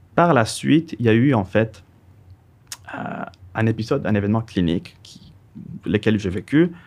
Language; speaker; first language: French; non-native, fluent; Spanish